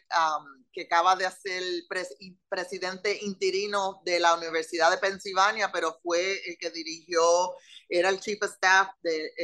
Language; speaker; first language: Spanish; early bilingual, heritage; Spanish